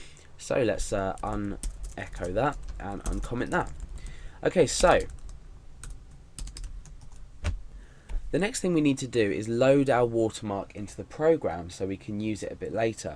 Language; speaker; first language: English; native; English